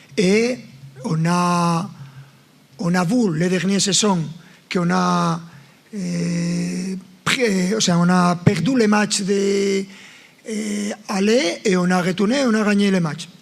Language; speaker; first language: French; non-native, fluent; Spanish